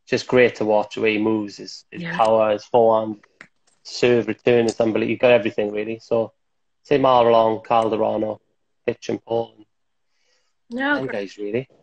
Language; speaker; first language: English; native; English